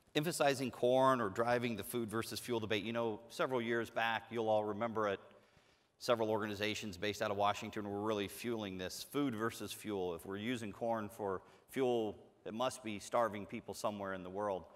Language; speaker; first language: English; native; English